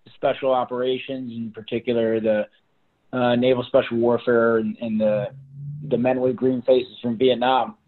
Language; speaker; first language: English; native; English